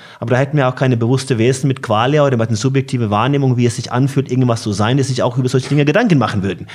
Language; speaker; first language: German; non-native, fluent; Norwegian